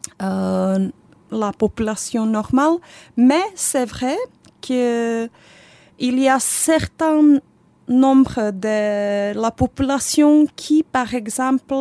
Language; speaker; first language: French; non-native, fluent; Czech